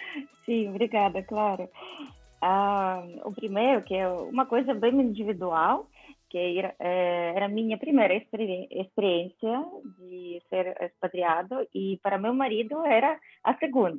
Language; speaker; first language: Portuguese; non-native, fluent; Ukrainian